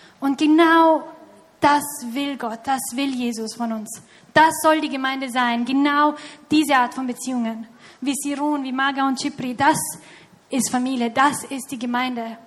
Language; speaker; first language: German; non-native, fluent; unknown